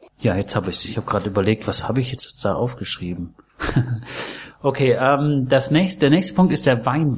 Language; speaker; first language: German; native; German